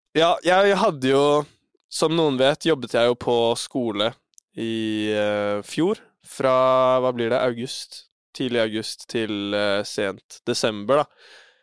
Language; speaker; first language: Norwegian; native; Norwegian